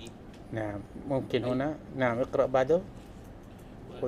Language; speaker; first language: Arabic; non-native, fluent; Malay